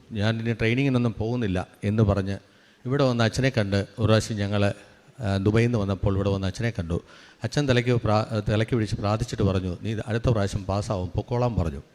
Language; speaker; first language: Malayalam; native; Malayalam